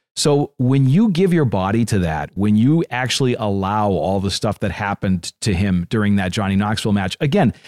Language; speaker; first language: English; native; English